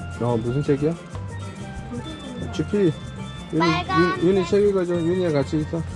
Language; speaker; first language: Korean; native; Korean